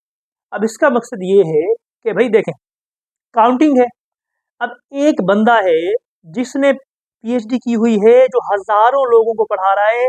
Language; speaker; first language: Urdu; native; Urdu